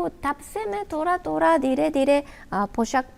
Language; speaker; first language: Hindi; non-native, learner; Japanese